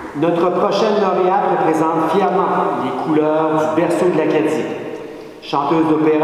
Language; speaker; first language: French; native; French